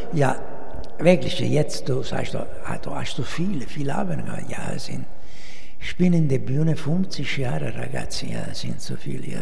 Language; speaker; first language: German; non-native, learner; Italian